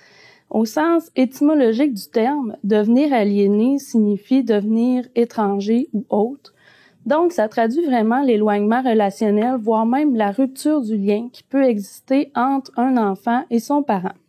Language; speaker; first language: French; native; French